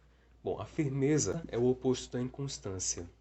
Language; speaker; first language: Portuguese; native; Portuguese